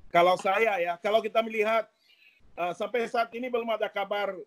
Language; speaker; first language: Indonesian; non-native, fluent; Portuguese